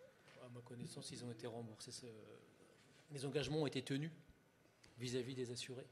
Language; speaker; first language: French; native; French